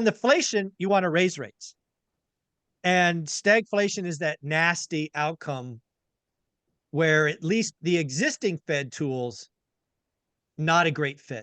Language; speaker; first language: English; native; English